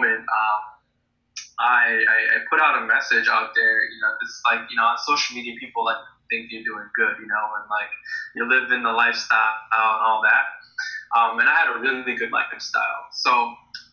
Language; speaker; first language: English; native; English